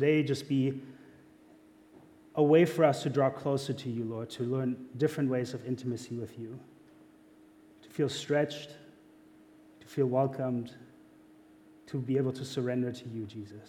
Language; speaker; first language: English; non-native, fluent; German